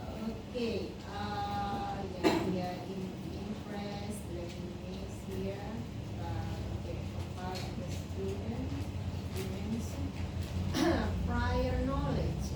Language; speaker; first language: English; non-native, fluent; Indonesian